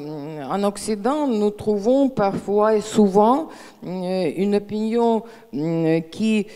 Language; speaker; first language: French; non-native, fluent; Russian